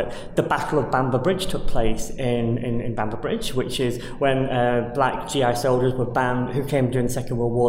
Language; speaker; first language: English; native; English